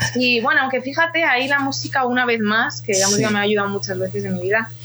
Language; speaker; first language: Spanish; early bilingual, other home language; Ukrainian